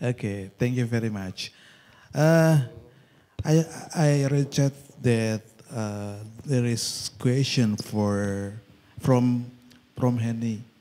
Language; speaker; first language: English; non-native, local second language; Indonesian